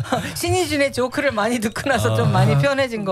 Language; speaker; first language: Korean; native; Korean